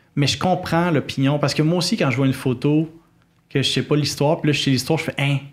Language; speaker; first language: French; native; French